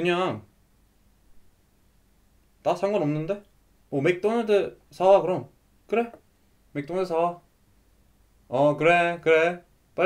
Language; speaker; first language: Korean; non-native, fluent; English